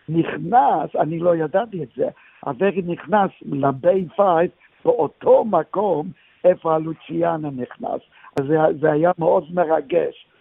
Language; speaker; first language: Hebrew; non-native, fluent; English